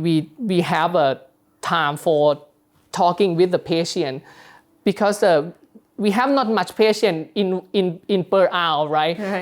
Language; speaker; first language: English; non-native, learner; Thai